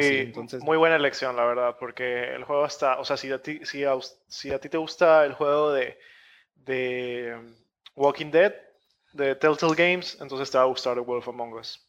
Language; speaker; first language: Spanish; native; Spanish